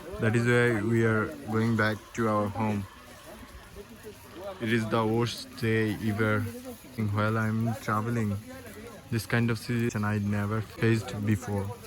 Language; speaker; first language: English; non-native, local second language; Bangla